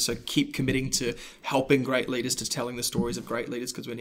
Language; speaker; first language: English; native; English